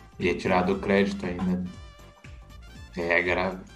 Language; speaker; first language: Portuguese; native; Portuguese